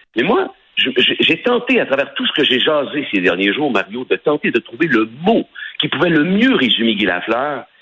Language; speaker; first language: French; native; French